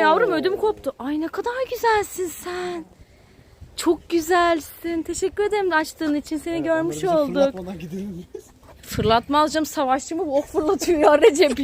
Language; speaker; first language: Turkish; native; Turkish